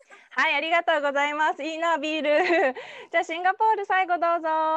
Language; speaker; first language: Japanese; native; Japanese